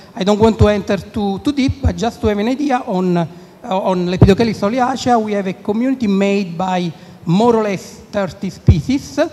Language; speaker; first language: English; non-native, fluent; Italian